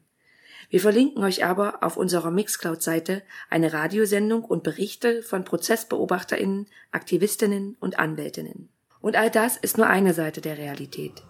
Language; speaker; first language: German; native; German